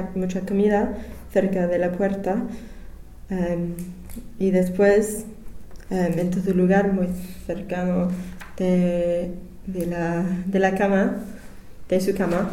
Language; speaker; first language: Spanish; non-native, learner; English